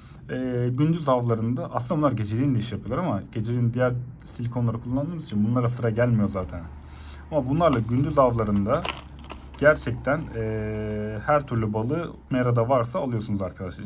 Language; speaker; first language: Turkish; native; Turkish